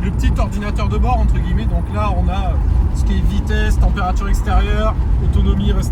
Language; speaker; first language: French; native; French